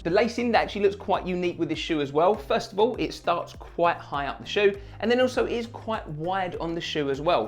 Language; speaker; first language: English; native; English